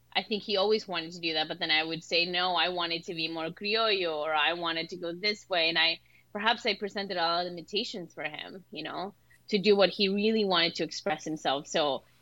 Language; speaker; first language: English; early bilingual, other home language; Spanish